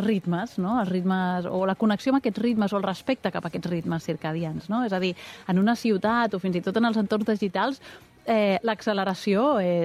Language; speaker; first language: Catalan; native; Catalan